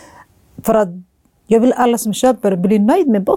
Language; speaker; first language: Swedish; non-native, fluent; Somali